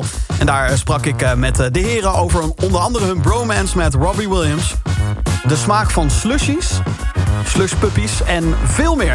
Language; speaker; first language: Dutch; native; Dutch